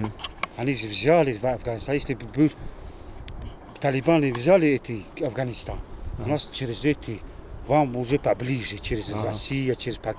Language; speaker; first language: Russian; non-native, local second language; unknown